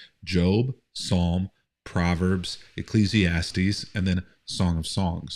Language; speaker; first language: English; native; English